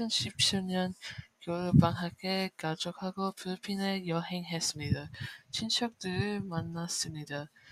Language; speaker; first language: Korean; non-native, learner; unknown